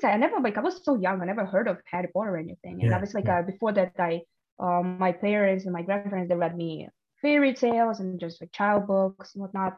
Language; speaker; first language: English; non-native, fluent; Russian